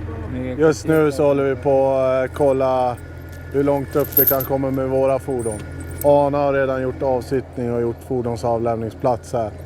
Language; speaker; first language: Swedish; native; Swedish